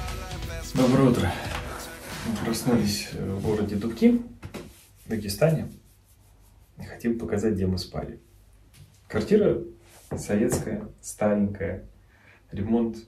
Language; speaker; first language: Russian; native; Russian